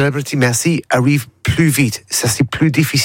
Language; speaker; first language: French; non-native, learner; English